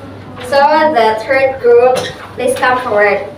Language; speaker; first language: English; non-native, learner; Indonesian